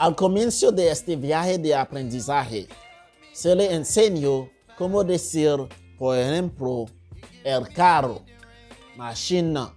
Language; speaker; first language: Spanish; non-native, local second language; Haitian Creole